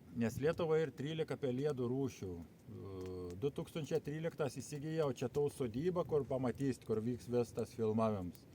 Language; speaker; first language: Lithuanian; native; Lithuanian